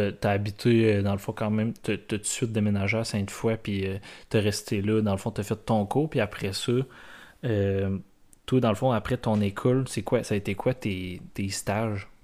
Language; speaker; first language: French; native; French